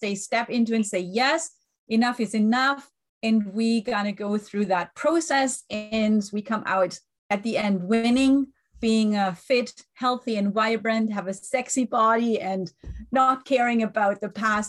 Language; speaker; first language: English; non-native, fluent; German